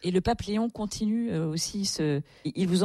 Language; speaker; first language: French; native; French